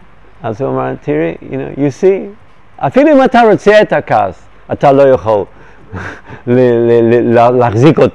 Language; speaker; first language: Hebrew; non-native, fluent; English